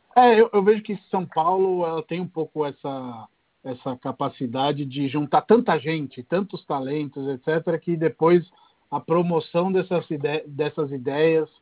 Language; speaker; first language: Portuguese; non-native, fluent; Italian